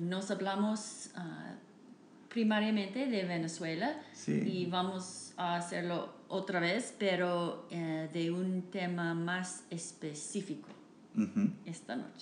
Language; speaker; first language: Spanish; non-native, fluent; English